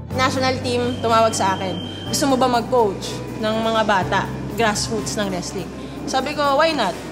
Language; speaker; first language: Filipino; native; Filipino